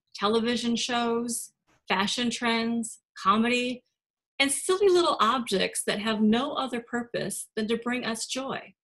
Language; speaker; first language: English; native; English